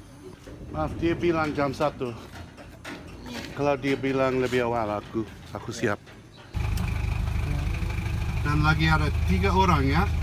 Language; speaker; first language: Indonesian; non-native, learner; English